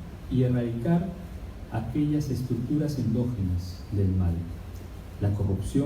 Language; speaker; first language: Spanish; native; Spanish